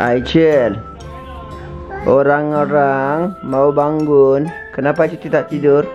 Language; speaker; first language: Indonesian; non-native, learner; Turkish